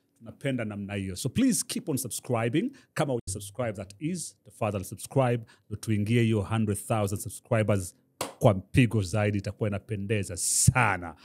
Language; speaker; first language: Swahili; native; Swahili